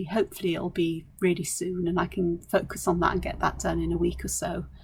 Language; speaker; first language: English; native; English